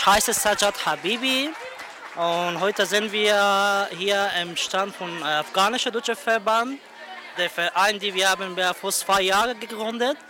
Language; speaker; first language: German; non-native, fluent; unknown